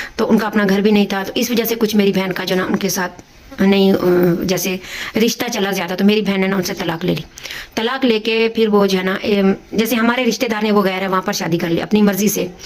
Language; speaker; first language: Hindi; native; Hindi